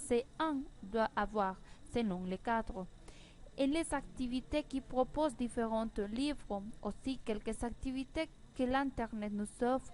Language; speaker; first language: French; non-native, learner; Spanish